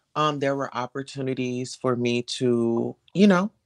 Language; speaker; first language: English; native; English